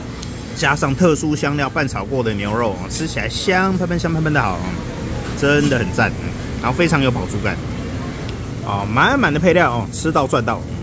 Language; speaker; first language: Chinese; native; Chinese